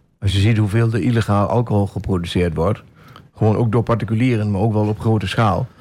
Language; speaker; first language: Dutch; native; Dutch